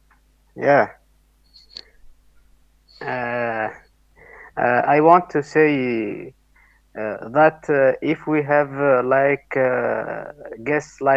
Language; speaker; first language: English; non-native, learner; Arabic